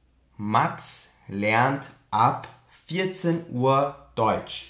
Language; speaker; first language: German; non-native, fluent; Albanian